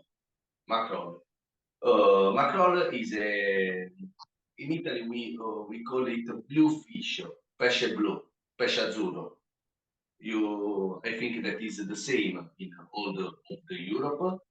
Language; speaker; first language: English; non-native, learner; Italian